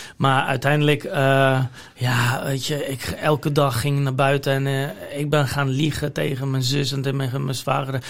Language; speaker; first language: Dutch; non-native, fluent; Polish